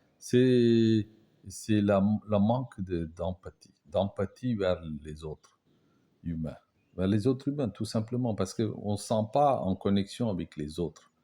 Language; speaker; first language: French; non-native, fluent; Tamil